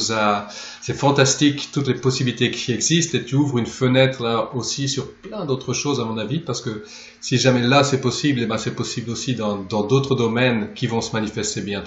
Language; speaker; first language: French; native; French